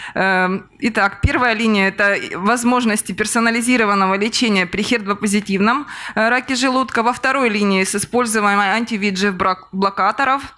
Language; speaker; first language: Russian; native; Russian